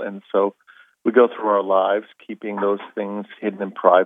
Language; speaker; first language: English; native; English